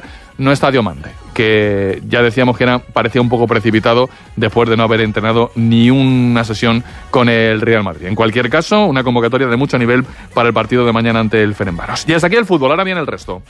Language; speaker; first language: Spanish; native; Spanish